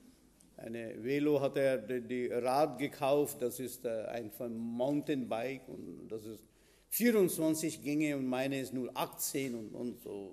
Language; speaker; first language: German; non-native, fluent; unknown